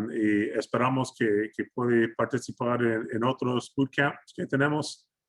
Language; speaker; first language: Spanish; non-native, fluent; English